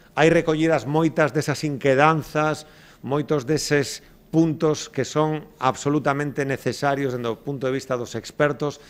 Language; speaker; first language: Galician; native; Galician